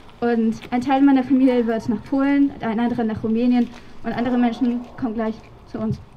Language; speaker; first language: German; non-native, fluent; Ukrainian